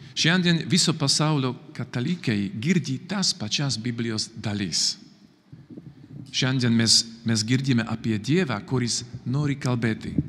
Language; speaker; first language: Lithuanian; non-native, fluent; Slovak